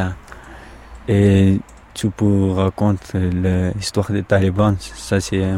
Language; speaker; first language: French; non-native, learner; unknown